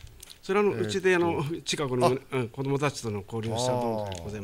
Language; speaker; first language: Japanese; native; Japanese